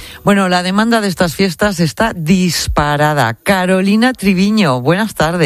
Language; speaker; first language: Spanish; native; Spanish